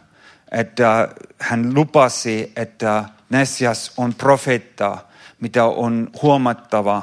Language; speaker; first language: Finnish; non-native, fluent; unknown